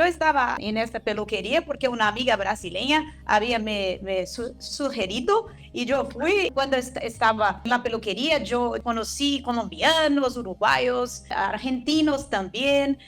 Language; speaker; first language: Spanish; non-native, fluent; Portuguese